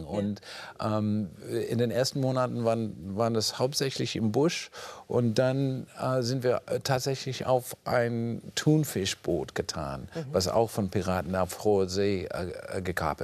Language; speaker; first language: German; non-native, fluent; English